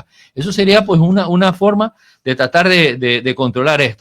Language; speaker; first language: Spanish; native; Spanish